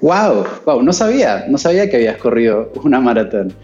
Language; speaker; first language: Spanish; native; Spanish